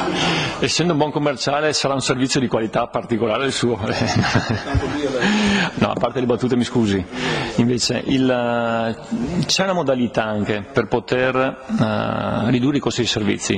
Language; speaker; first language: Italian; native; Italian